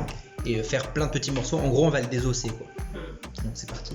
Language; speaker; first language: French; early bilingual, other home language; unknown